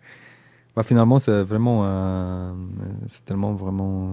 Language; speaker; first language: French; non-native, learner; Indonesian